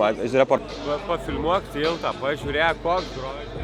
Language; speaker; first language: Lithuanian; native; Lithuanian